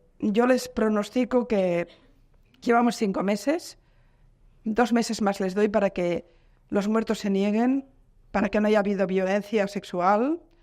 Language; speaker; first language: Spanish; non-native, local second language; Catalan